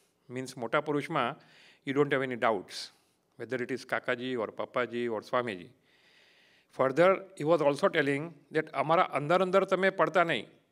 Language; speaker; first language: English; non-native, local second language; Gujarati